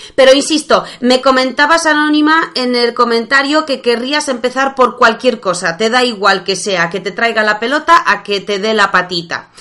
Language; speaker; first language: Spanish; non-native, fluent; Polish